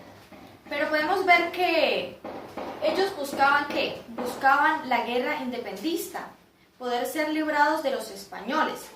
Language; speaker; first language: Spanish; native; Spanish